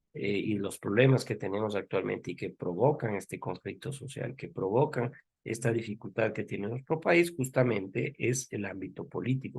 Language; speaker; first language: Spanish; native; Spanish